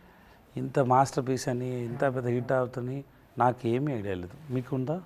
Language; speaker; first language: Telugu; non-native, learner; Tamil